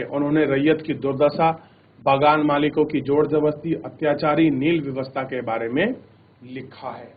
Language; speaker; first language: Hindi; native; Hindi